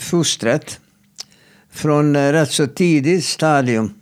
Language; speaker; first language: Swedish; non-native, fluent; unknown